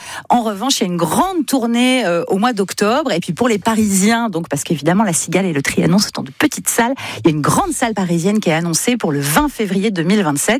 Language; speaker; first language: French; native; French